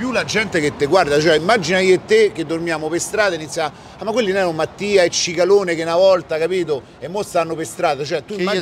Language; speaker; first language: Italian; native; Italian